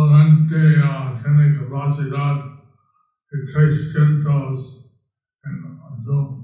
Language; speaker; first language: Spanish; non-native, learner; English